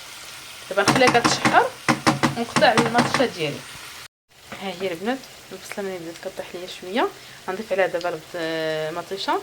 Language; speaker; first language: Arabic; native; Arabic